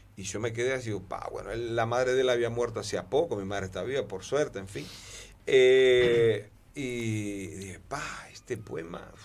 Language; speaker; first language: Spanish; native; Spanish